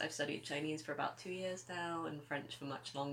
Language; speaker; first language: English; native; English